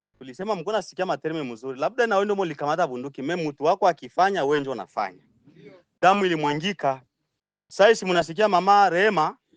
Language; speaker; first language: Swahili; native; Swahili